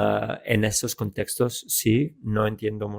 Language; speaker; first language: Spanish; non-native, fluent; English